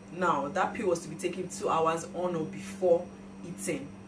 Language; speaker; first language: English; non-native, local second language; Yoruba